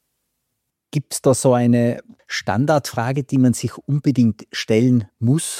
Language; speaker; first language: German; native; German